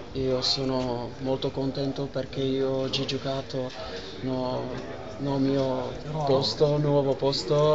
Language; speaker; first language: Italian; non-native, learner; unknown